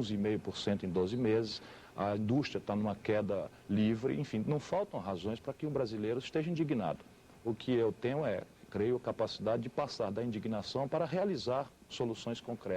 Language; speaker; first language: Portuguese; native; Portuguese